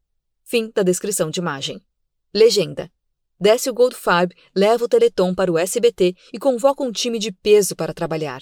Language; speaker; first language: Portuguese; native; Portuguese